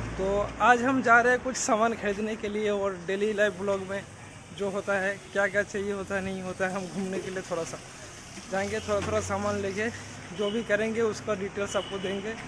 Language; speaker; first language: Hindi; non-native, local second language; Bangla